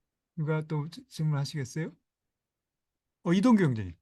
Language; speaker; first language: Korean; native; Korean